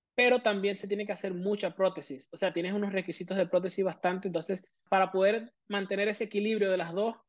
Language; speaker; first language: Spanish; native; Spanish